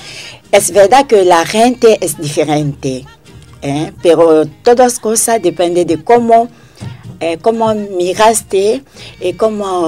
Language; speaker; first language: Spanish; non-native, learner; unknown